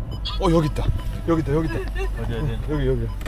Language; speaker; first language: Korean; native; Korean